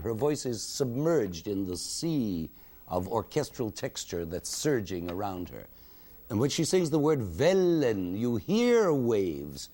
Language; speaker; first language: English; native; English